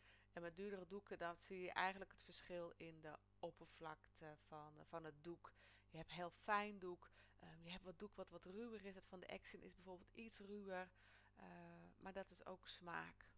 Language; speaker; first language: Dutch; native; Dutch